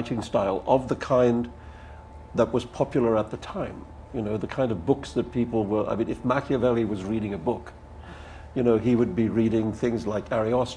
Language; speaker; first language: English; non-native, local second language; Urdu